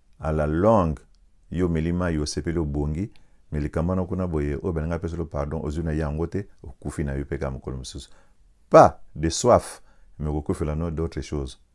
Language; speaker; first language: Lingala; non-native, local second language; Kongo